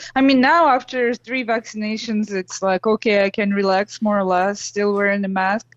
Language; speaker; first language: English; non-native, fluent; Russian